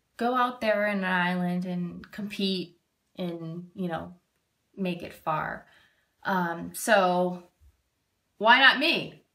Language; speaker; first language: English; native; English